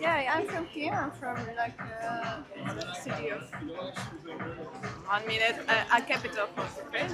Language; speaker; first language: English; non-native, learner; Ukrainian